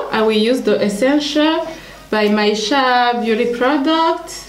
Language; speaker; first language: English; non-native, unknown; Rundi